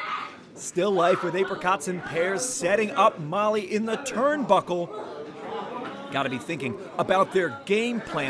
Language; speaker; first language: English; native; English